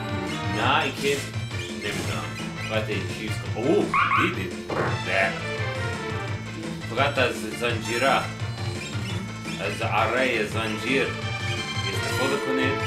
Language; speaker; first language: Persian; non-native, learner; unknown